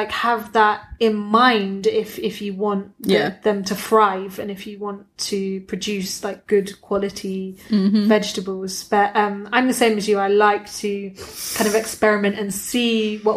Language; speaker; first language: English; native; English